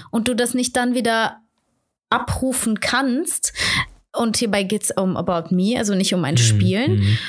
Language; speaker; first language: German; native; German